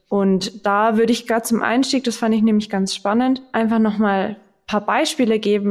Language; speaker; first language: German; native; German